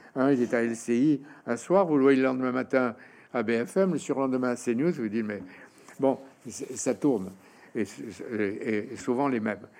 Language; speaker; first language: French; native; French